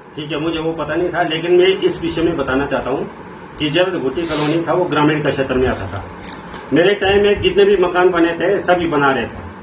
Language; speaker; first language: Hindi; native; Hindi